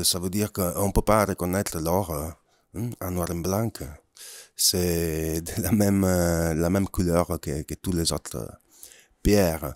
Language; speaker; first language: French; non-native, fluent; Italian